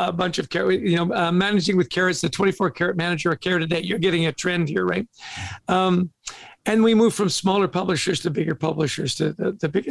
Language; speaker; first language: English; native; English